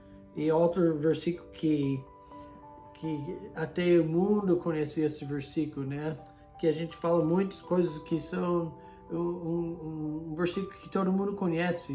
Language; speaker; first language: Portuguese; non-native, fluent; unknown